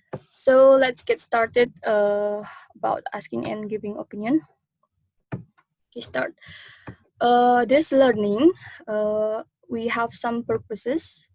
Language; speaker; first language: English; non-native, learner; Indonesian